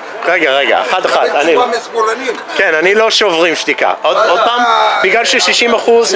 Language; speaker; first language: Hebrew; non-native, fluent; English